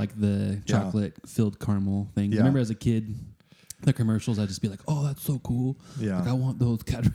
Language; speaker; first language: English; native; English